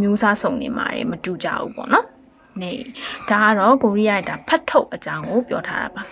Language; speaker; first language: Korean; non-native, learner; Burmese